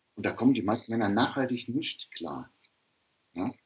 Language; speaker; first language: German; native; German